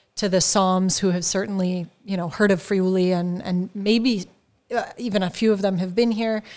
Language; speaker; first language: English; native; English